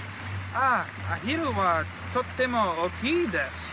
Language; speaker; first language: Japanese; non-native, learner; English